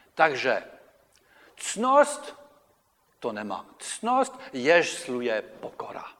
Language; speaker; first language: Czech; non-native, fluent; French